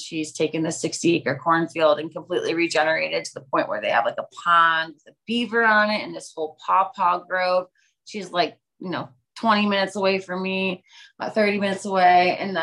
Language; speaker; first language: English; native; English